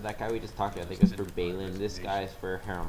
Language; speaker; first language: English; native; English